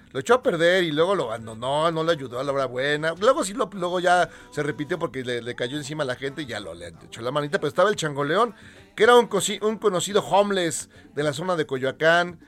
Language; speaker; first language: Spanish; native; Spanish